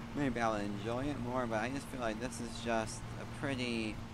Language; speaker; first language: English; native; English